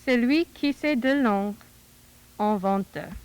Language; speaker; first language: French; non-native, learner; English